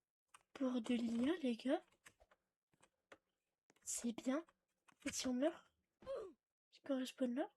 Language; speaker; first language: French; native; French